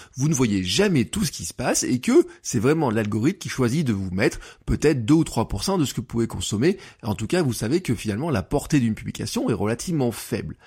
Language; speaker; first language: French; native; French